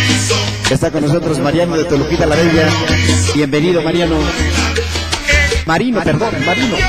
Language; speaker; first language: Spanish; native; Spanish